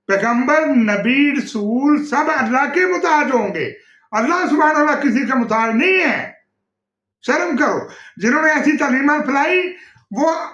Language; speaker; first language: Urdu; non-native, local second language; Punjabi